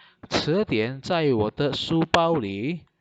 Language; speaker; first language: Chinese; non-native, fluent; Indonesian